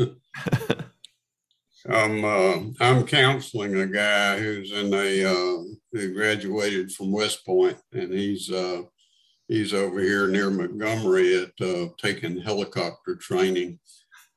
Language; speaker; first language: English; native; English